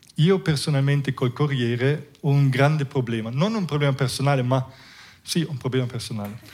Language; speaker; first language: Italian; non-native, fluent; German